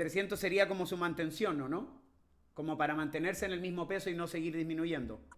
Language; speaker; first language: Spanish; native; Spanish